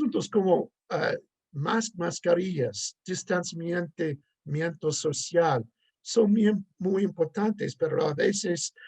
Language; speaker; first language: Spanish; non-native, fluent; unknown